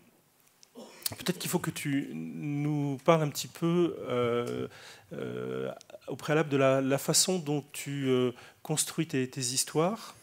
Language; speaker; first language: French; native; French